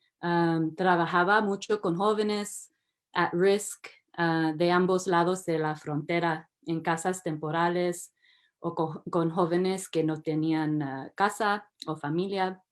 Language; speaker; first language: Spanish; early bilingual, heritage; English